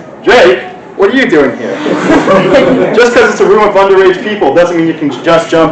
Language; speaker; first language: English; native; English